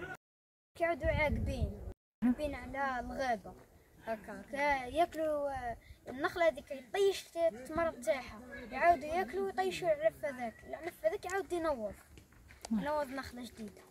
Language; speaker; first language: Arabic; native; Arabic